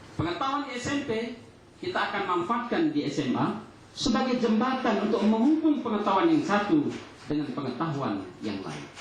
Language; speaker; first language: Indonesian; non-native, local second language; Achinese